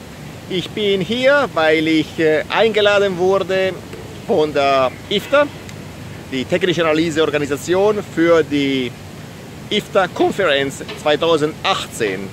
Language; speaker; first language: German; non-native, fluent; Italian